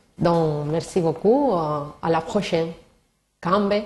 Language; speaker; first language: French; non-native, learner; Spanish